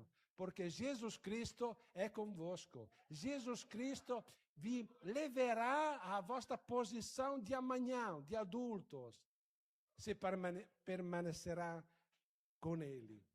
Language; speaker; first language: Portuguese; non-native, fluent; Italian